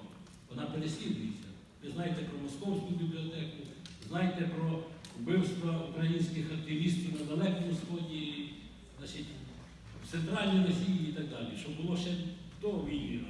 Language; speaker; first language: Ukrainian; native; Ukrainian